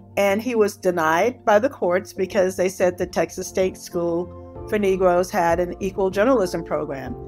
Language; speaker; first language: English; native; English